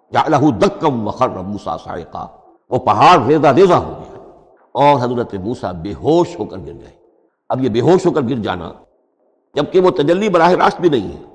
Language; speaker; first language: Urdu; native; Urdu